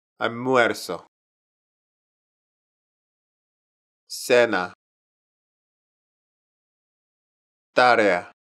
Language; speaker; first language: Spanish; non-native, learner; Korean